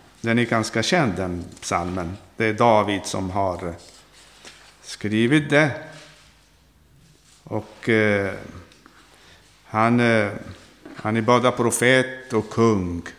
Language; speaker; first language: Swedish; non-native, fluent; Arabic